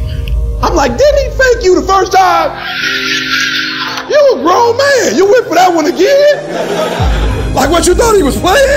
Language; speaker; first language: English; native; English